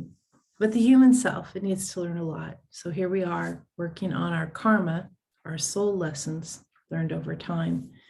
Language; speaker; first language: English; native; English